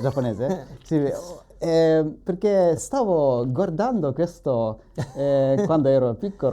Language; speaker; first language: Italian; non-native, learner; Japanese